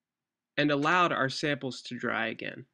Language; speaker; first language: English; native; English